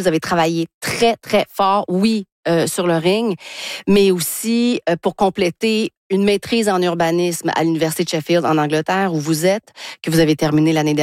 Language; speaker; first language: French; native; French